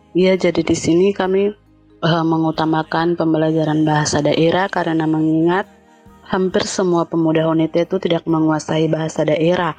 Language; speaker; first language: Indonesian; native; Indonesian